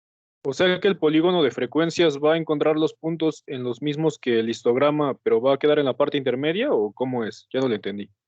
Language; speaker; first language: Spanish; native; Spanish